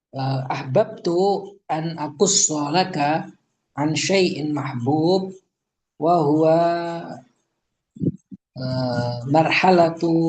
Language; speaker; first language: Arabic; non-native, fluent; Indonesian